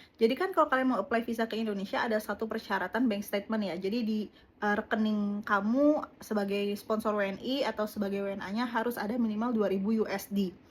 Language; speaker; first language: Indonesian; native; Indonesian